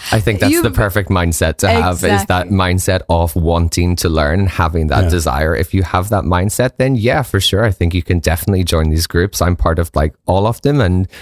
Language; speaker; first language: English; native; English